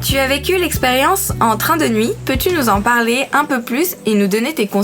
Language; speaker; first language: French; native; French